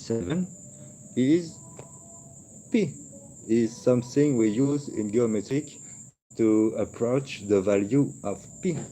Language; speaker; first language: English; non-native, learner; French